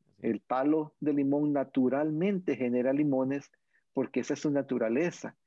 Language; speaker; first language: Spanish; native; Spanish